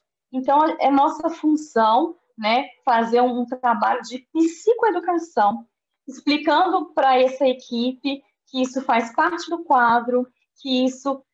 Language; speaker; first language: Portuguese; native; Portuguese